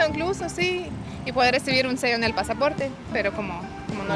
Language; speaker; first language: Spanish; non-native, fluent; Lithuanian